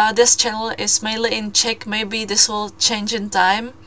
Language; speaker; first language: English; non-native, fluent; Czech